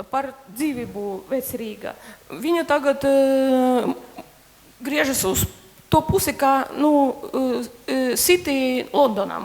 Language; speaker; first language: Latvian; non-native, local second language; Russian